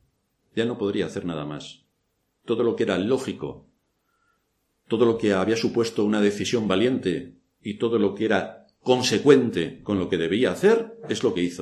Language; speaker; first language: Spanish; native; Spanish